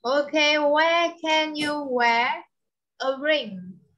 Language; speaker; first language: English; non-native, fluent; Vietnamese